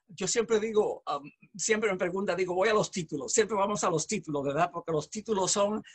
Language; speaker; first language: Spanish; native; Spanish